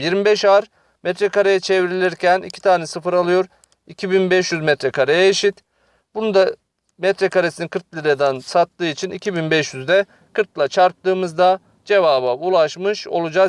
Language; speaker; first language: Turkish; native; Turkish